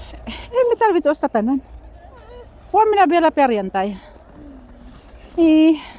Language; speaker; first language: Finnish; non-native, learner; Filipino